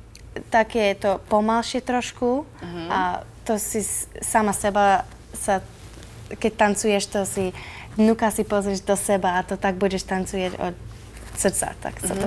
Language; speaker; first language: Slovak; early bilingual, heritage; Slovak